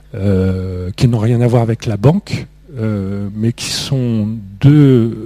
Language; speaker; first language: French; native; French